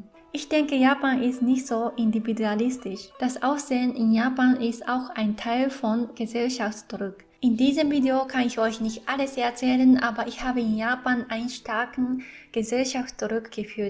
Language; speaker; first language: German; non-native, fluent; Japanese